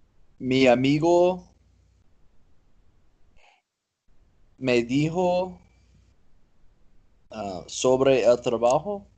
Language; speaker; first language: Spanish; non-native, learner; English